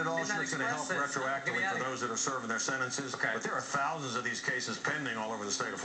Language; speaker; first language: English; native; English